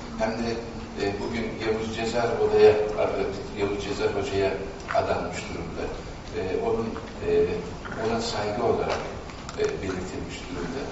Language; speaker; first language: Turkish; native; Turkish